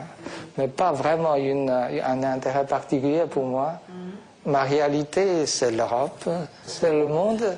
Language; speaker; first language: French; non-native, fluent; Chinese